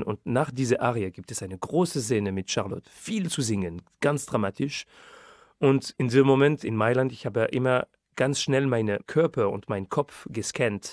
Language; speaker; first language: German; non-native, fluent; French